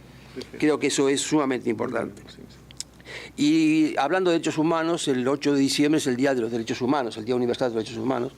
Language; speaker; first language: Spanish; native; Spanish